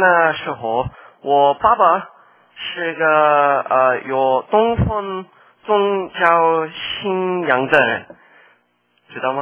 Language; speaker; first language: Chinese; non-native, learner; English